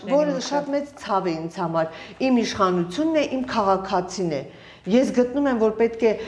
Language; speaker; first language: Armenian; native; Armenian